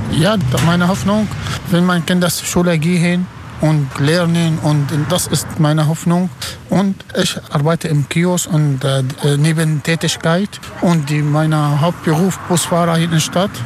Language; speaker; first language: German; non-native, learner; Arabic